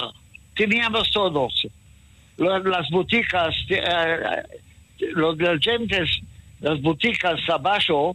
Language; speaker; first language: Spanish; early bilingual, heritage; Ladino